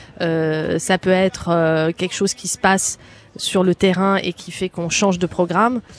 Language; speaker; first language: French; early bilingual, other home language; Arabic